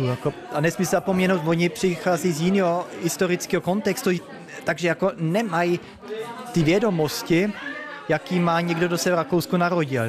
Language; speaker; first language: Czech; early bilingual, heritage; Czech